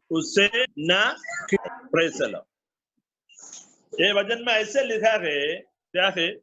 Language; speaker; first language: Hindi; non-native, learner; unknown